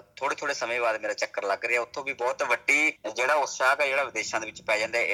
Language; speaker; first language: Punjabi; native; Punjabi